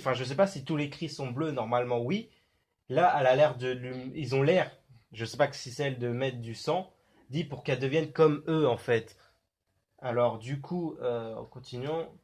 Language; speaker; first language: French; native; French